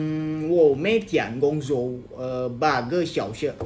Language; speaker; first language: Chinese; non-native, learner; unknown